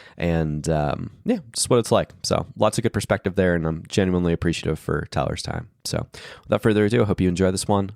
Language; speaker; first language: English; native; English